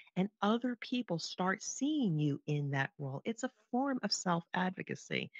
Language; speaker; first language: English; native; English